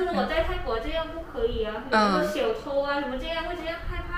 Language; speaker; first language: Chinese; non-native, learner; Thai